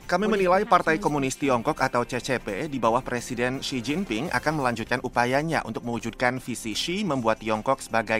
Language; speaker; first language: Indonesian; native; Indonesian